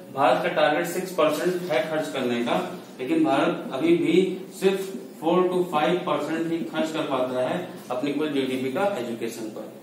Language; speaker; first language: Hindi; native; Hindi